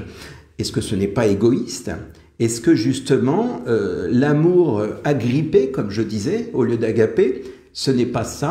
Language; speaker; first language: French; native; French